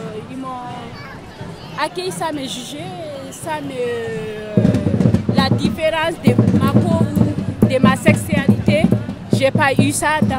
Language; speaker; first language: French; non-native, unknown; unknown